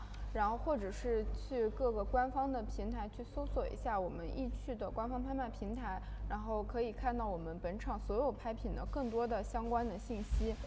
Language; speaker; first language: Chinese; native; Chinese